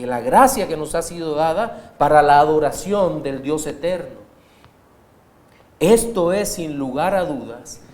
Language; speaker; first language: Spanish; native; Spanish